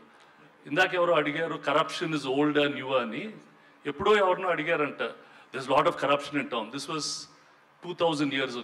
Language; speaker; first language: Telugu; native; Telugu